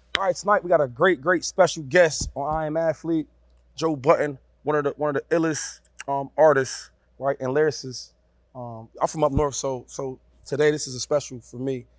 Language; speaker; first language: English; native; English